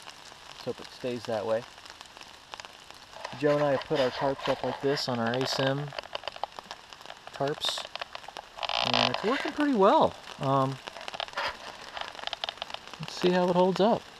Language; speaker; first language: English; native; English